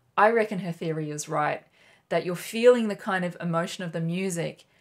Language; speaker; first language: English; native; English